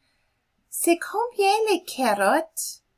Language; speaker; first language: French; non-native, fluent; English